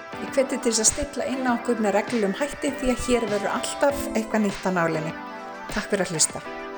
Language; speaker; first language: Icelandic; native; Icelandic